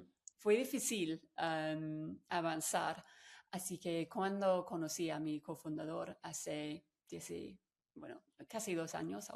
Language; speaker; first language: Spanish; non-native, fluent; English